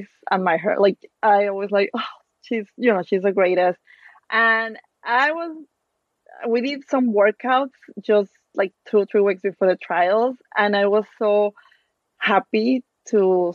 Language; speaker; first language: English; non-native, fluent; Spanish